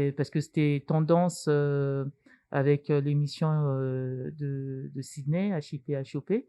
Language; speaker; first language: French; early bilingual, other home language; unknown